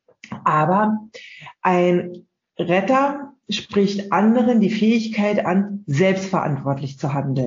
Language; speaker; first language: German; native; German